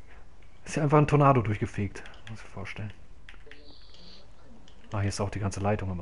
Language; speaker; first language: German; native; German